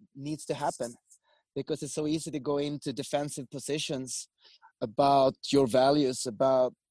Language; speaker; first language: English; non-native, fluent; Swedish